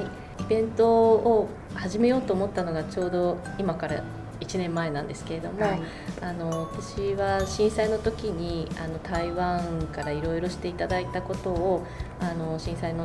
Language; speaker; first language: Japanese; native; Japanese